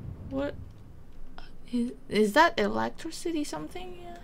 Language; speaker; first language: English; non-native, learner; Korean